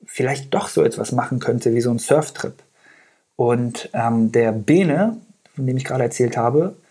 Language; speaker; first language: German; early bilingual, other home language; Persian